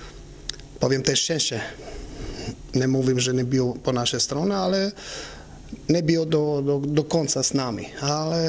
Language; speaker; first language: Polish; non-native, learner; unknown